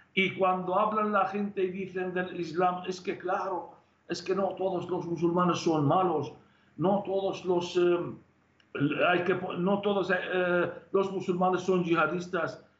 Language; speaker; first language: Spanish; non-native, fluent; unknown